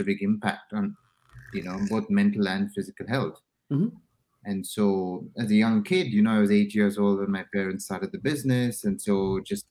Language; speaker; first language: English; non-native, local second language; Tamil